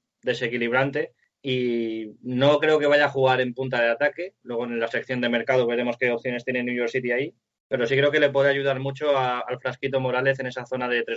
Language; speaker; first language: Spanish; native; Spanish